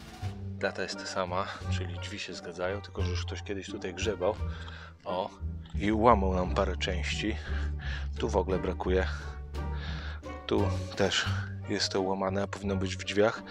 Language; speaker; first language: Polish; native; Polish